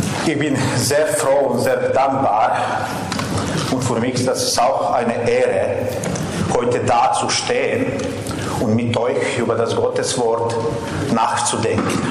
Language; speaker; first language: German; non-native, fluent; Serbian